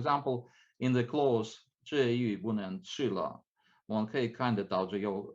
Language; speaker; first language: Chinese; non-native, fluent; Russian